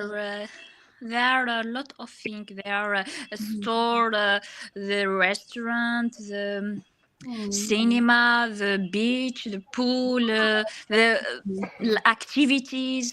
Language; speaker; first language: English; non-native, learner; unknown